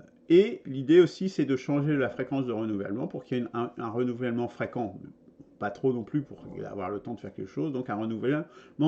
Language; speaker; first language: French; native; French